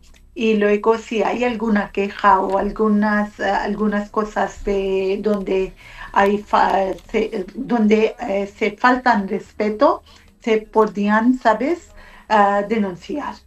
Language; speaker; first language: Spanish; non-native, learner; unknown